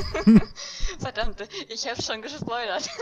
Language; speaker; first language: German; native; German